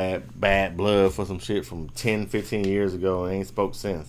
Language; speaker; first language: English; native; English